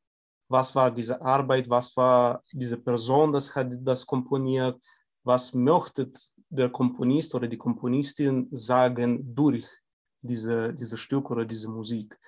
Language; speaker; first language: German; non-native, fluent; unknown